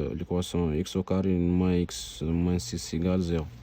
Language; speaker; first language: French; non-native, local second language; Arabic